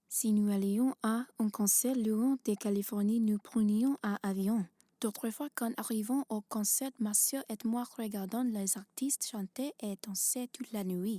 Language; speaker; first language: French; non-native, learner; English